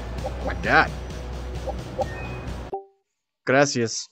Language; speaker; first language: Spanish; non-native, learner; English